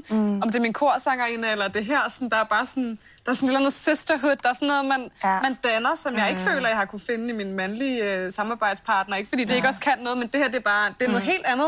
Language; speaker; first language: Danish; native; Danish